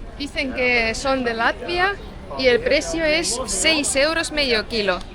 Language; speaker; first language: Spanish; non-native, fluent; Estonian